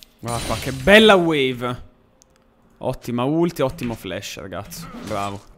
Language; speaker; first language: Italian; native; Italian